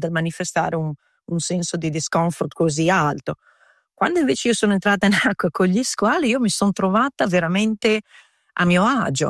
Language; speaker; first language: Italian; early bilingual, heritage; Italian